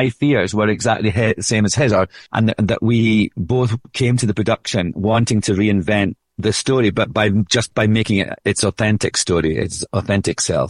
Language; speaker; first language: English; native; English